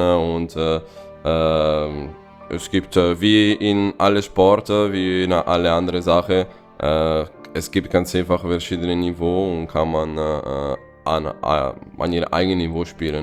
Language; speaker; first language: German; non-native, fluent; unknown